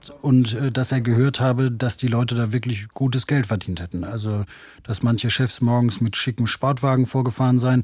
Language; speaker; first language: German; native; German